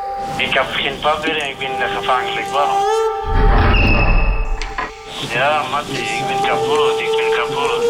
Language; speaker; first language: Dutch; non-native, learner; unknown